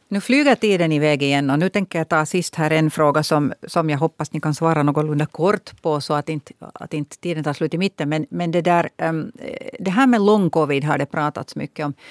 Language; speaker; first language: Swedish; native; Swedish